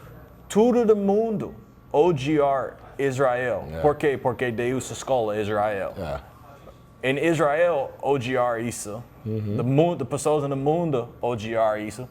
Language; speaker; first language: Portuguese; non-native, learner; English